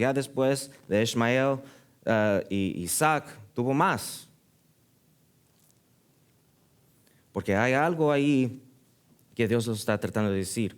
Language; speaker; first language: Spanish; early bilingual, heritage; Spanish